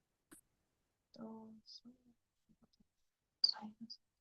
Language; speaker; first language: Japanese; non-native, learner; Sinhala